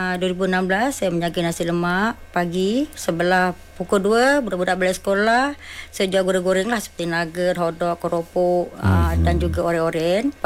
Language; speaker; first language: Malay; non-native, local second language; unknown